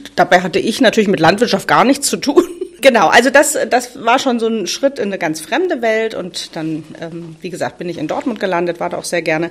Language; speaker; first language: German; native; German